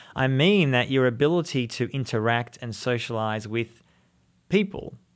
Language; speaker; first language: English; native; English